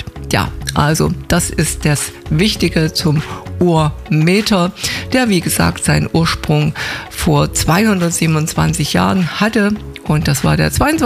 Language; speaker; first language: German; native; German